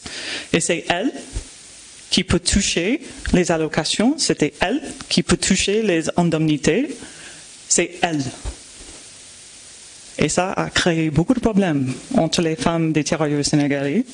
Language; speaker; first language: French; non-native, fluent; English